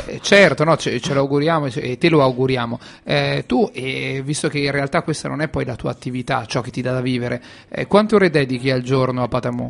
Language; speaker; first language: Italian; native; Italian